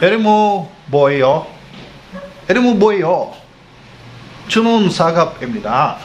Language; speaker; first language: Korean; non-native, learner; Filipino